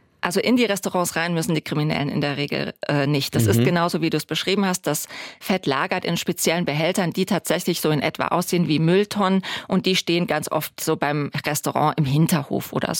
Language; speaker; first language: German; native; German